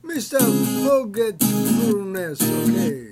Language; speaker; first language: English; non-native, learner; Japanese